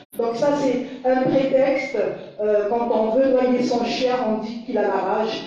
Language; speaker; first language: French; non-native, local second language; Kabyle